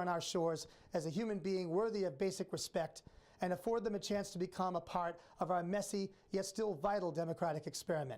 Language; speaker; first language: English; native; English